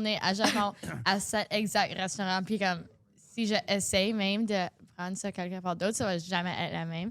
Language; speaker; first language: French; non-native, local second language; English